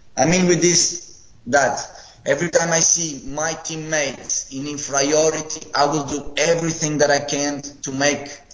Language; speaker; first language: English; non-native, fluent; Portuguese